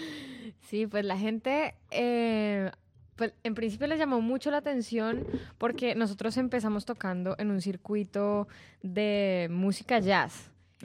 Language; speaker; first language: Spanish; native; Spanish